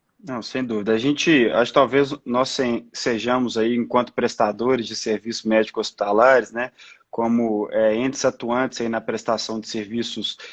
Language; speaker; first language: Portuguese; native; Portuguese